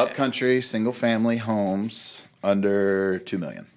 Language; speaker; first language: English; native; English